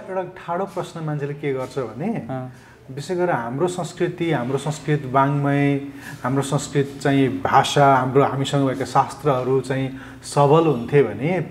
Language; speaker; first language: Nepali; native; Nepali